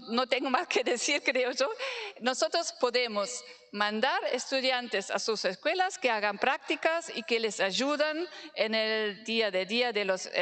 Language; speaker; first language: Spanish; non-native, fluent; German